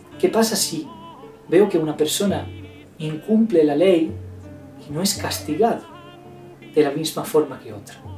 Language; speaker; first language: Spanish; non-native, fluent; Italian